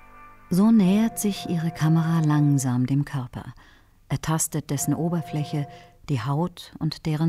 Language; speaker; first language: German; native; German